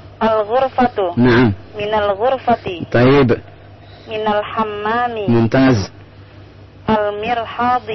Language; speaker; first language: Arabic; non-native, learner; Indonesian